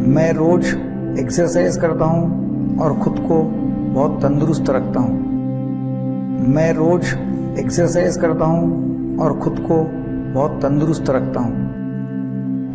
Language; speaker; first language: Hindi; non-native, local second language; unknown